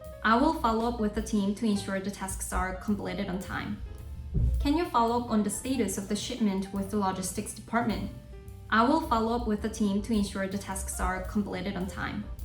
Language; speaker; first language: English; non-native, fluent; Korean